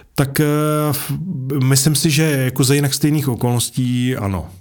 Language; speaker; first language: Czech; native; Czech